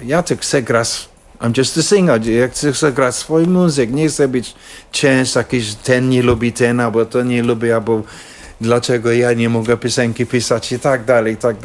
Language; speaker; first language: Polish; non-native, fluent; English